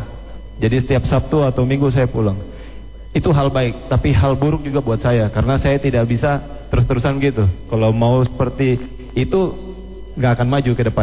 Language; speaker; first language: Indonesian; native; Indonesian